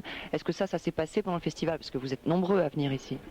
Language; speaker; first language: French; native; French